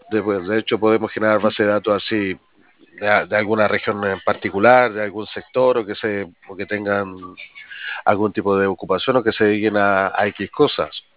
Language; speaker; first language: Spanish; native; Spanish